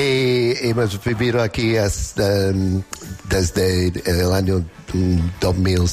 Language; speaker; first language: Spanish; non-native, fluent; English